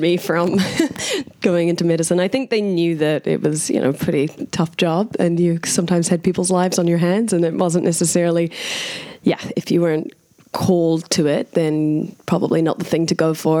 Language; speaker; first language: English; native; English